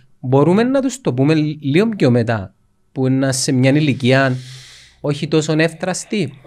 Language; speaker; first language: Greek; native; Greek